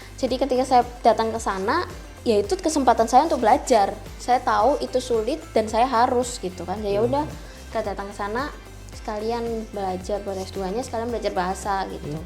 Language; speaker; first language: Indonesian; native; Indonesian